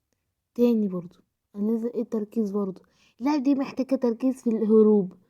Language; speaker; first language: Arabic; native; Arabic